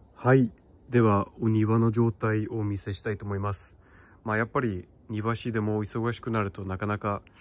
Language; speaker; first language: Japanese; non-native, fluent; Swedish